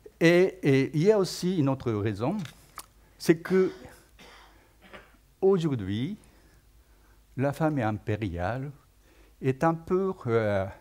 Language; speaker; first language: French; non-native, fluent; Japanese